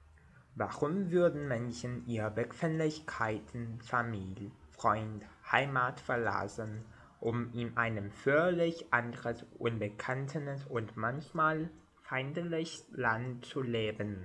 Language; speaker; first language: German; non-native, learner; Portuguese